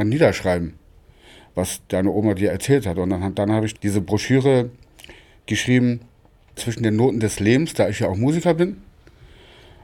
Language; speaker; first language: German; native; German